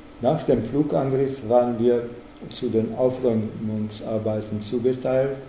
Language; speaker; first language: German; non-native, fluent; Czech